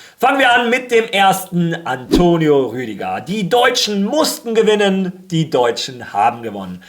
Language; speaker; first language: German; early bilingual, other home language; Spanish